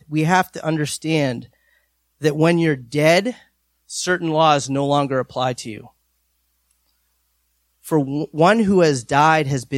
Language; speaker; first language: English; native; English